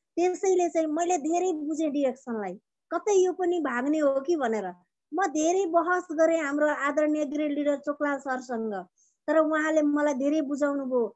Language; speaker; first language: Nepali; native; Nepali